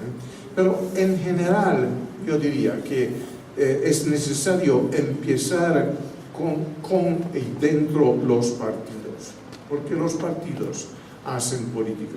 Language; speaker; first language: Spanish; non-native, fluent; Italian